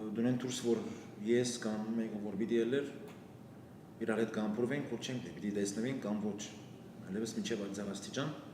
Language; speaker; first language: Armenian; early bilingual, heritage; Armenian